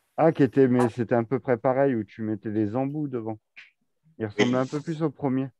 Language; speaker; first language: French; native; French